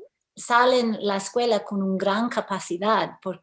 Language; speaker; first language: Spanish; early bilingual, heritage; English